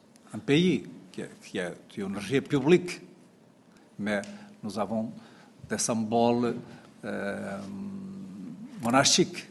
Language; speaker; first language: French; non-native, fluent; Portuguese